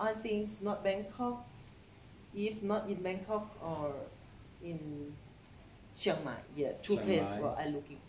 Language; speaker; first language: English; non-native, learner; Thai